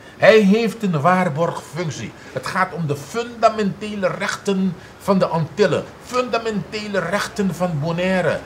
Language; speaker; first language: Dutch; non-native, local second language; Papiamento